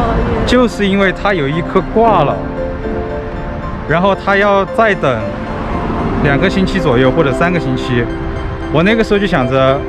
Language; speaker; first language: Chinese; native; Chinese